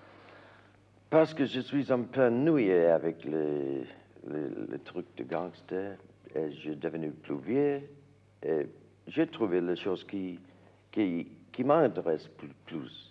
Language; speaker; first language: French; non-native, learner; English